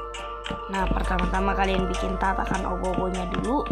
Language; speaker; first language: Indonesian; native; Indonesian